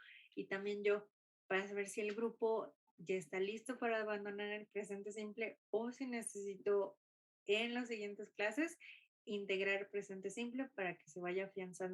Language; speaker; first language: Spanish; non-native, fluent; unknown